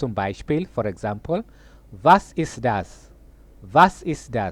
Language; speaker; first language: German; non-native, fluent; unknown